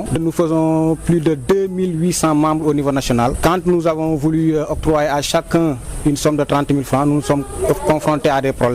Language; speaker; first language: French; non-native, local second language; Wolof